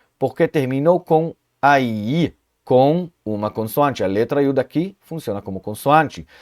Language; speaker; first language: Portuguese; non-native, fluent; Hebrew